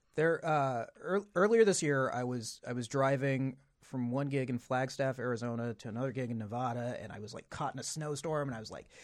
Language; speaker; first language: English; native; English